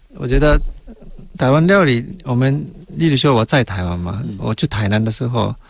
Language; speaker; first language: Chinese; non-native, fluent; Japanese